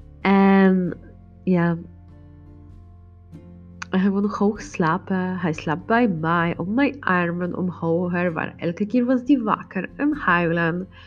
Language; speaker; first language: Dutch; non-native, learner; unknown